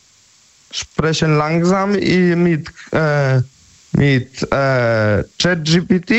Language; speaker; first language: German; non-native, learner; Polish